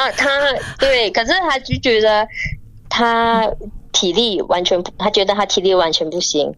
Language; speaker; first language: Chinese; non-native, fluent; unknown